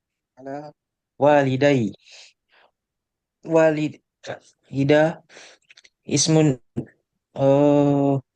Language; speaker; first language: Arabic; non-native, learner; Indonesian